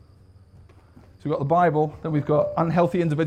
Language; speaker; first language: English; native; English